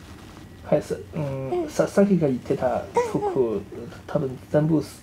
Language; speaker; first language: Japanese; non-native, fluent; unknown